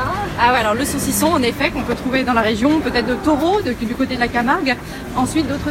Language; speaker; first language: French; native; French